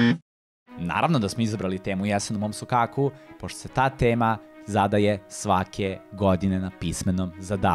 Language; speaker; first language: Serbian; native; Serbian